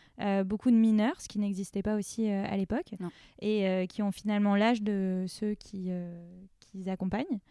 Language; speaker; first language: French; native; French